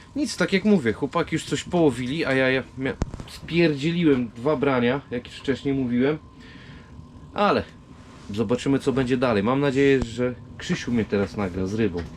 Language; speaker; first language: Polish; native; Polish